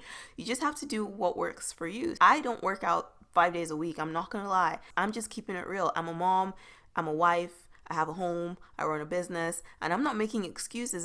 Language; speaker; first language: English; native; English